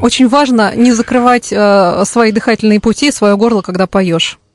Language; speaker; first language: Russian; native; Russian